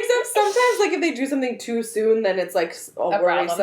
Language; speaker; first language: English; native; English